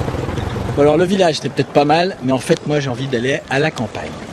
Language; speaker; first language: French; native; French